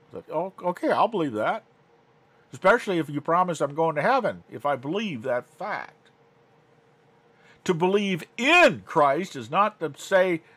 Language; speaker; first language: English; native; English